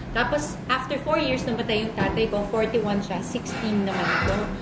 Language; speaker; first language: Filipino; native; Filipino